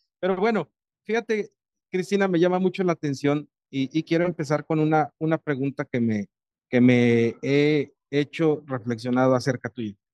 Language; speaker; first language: Spanish; native; Spanish